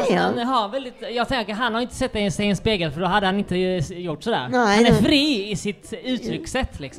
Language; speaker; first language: Swedish; native; Swedish